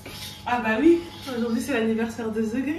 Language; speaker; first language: French; native; French